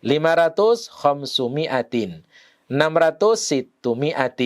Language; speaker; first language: Arabic; non-native, fluent; Indonesian